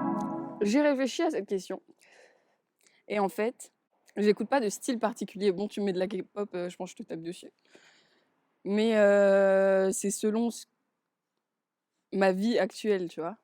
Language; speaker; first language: French; native; French